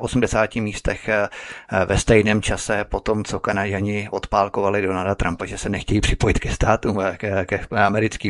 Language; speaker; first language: Czech; native; Czech